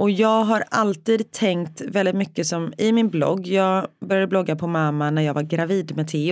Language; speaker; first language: Swedish; native; Swedish